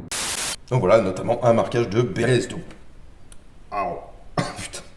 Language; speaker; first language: French; native; French